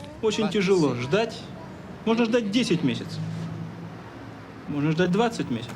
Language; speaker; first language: Russian; native; Russian